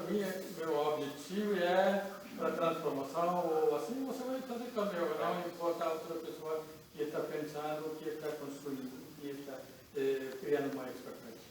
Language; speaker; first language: Portuguese; non-native, learner; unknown